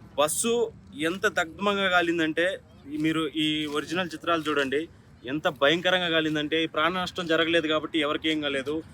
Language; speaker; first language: Telugu; native; Telugu